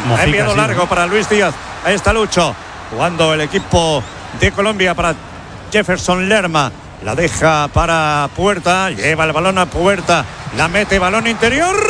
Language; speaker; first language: Spanish; native; Spanish